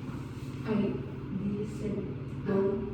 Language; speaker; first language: English; non-native, learner; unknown